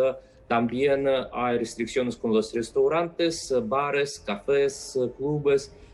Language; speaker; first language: Spanish; non-native, fluent; Russian